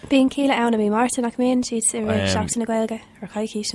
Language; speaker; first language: Irish; non-native, local second language; English